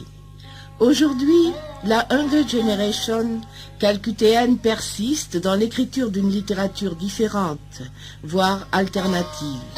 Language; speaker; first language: French; native; French